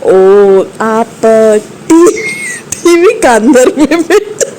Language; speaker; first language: Hindi; non-native, local second language; Tulu